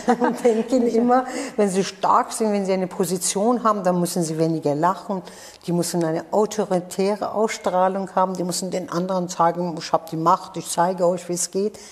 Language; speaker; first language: German; non-native, fluent; Persian